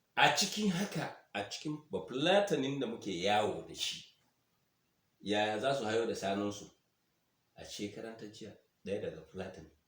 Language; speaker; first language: Hausa; non-native, local second language; Fula